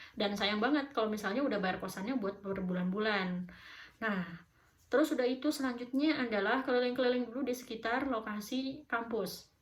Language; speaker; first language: Indonesian; native; Indonesian